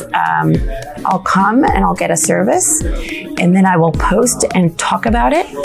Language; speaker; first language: English; non-native, fluent; Spanish